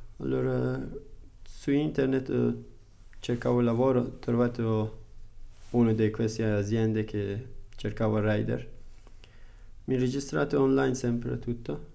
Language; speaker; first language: Italian; non-native, learner; Persian